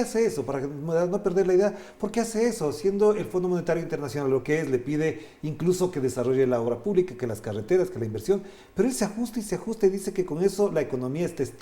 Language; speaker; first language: Spanish; native; Spanish